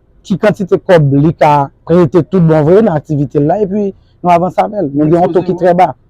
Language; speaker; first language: Haitian Creole; native; Haitian Creole